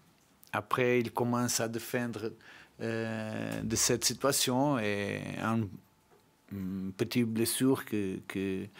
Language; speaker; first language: French; non-native, learner; Portuguese